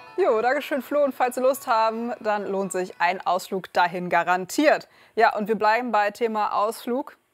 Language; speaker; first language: German; native; German